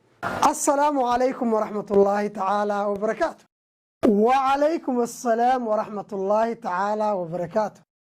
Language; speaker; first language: Arabic; non-native, local second language; Somali